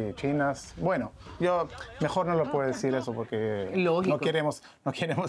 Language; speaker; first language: Spanish; non-native, learner; Hebrew